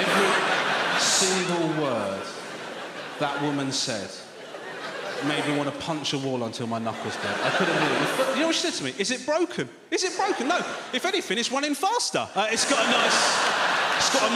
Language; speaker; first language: English; native; English